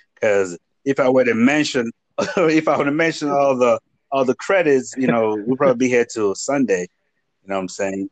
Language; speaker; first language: English; non-native, local second language; Igbo